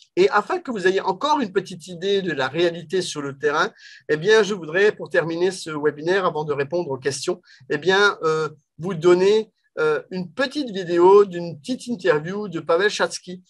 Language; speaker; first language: French; native; French